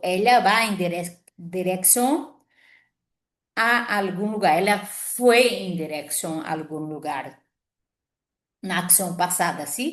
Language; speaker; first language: Spanish; non-native, fluent; Portuguese